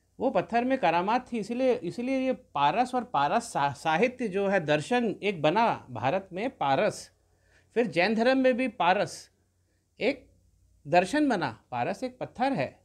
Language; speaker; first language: Hindi; native; Hindi